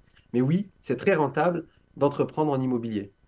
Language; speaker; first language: French; native; French